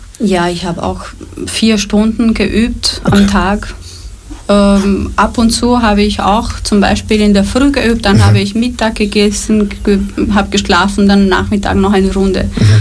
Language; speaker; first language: German; non-native, fluent; Romanian